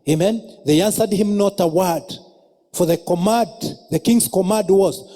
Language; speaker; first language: English; non-native, local second language; Swahili